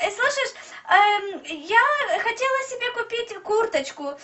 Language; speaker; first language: Russian; early bilingual, heritage; Russian